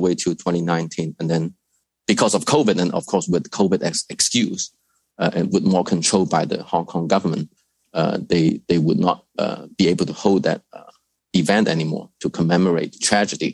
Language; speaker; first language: English; non-native, fluent; Cantonese